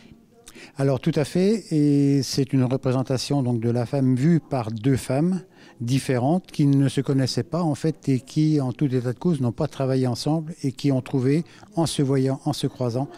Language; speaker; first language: French; native; French